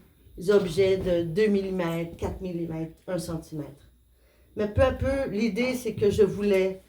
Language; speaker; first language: French; non-native, fluent; Spanish